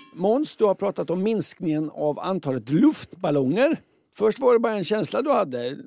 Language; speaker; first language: Swedish; native; Swedish